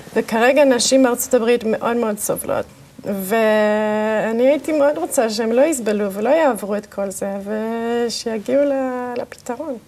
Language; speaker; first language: Hebrew; early bilingual, other home language; English